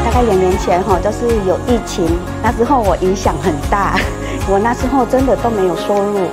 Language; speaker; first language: Chinese; non-native, fluent; Thai